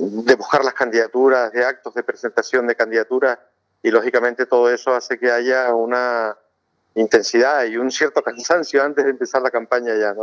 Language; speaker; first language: Spanish; native; Spanish